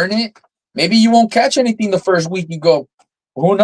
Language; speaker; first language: English; native; English